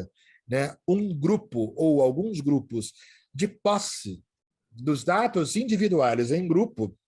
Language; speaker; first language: Portuguese; native; Portuguese